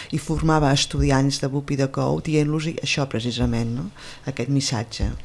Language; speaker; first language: Catalan; native; Catalan